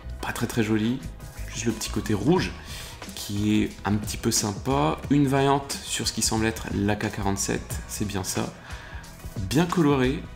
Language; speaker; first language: French; native; French